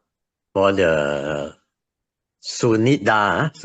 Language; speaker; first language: English; non-native, learner; Thai